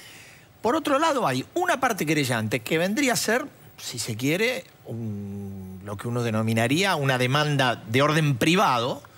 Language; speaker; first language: Spanish; native; Spanish